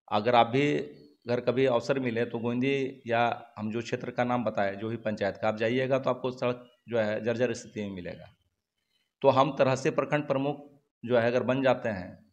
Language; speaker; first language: Hindi; native; Hindi